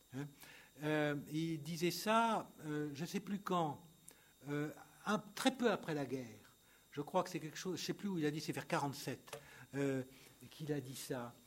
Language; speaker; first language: French; native; French